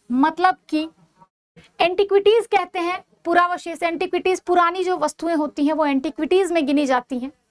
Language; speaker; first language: Hindi; native; Hindi